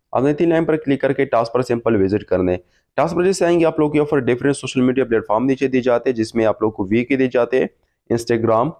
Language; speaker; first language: Urdu; non-native, local second language; Pashto